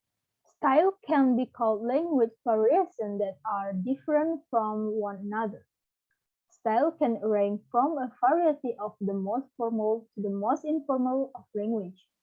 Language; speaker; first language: English; non-native, learner; Balinese